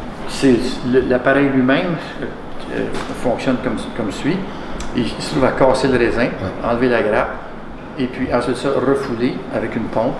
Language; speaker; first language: French; native; French